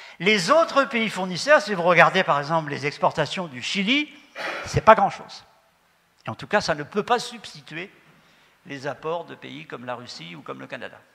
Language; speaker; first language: French; native; French